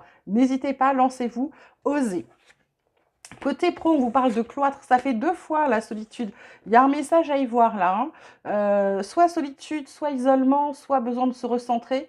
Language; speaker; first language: French; native; French